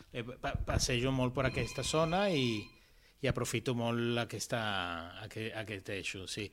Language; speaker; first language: Catalan; non-native, fluent; Spanish